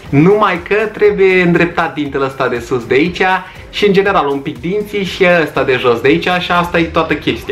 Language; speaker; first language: Romanian; native; Romanian